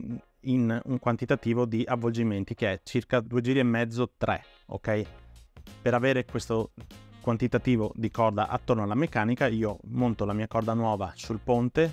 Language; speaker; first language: Italian; native; Italian